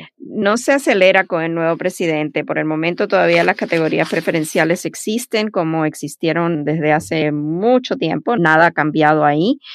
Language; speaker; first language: Spanish; early bilingual, heritage; Spanish